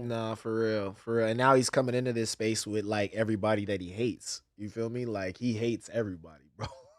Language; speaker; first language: English; native; English